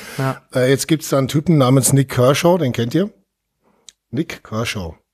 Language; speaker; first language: German; native; German